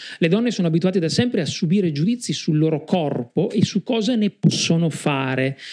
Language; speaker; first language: Italian; native; Italian